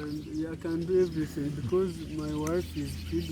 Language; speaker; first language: English; non-native, learner; Kinyarwanda